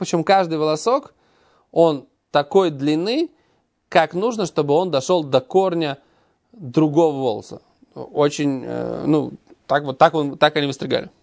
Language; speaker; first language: Russian; native; Russian